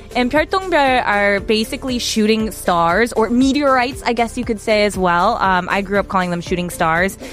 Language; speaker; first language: English; native; English